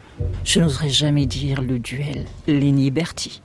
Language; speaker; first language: French; native; French